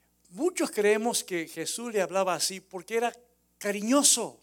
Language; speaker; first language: Spanish; native; Spanish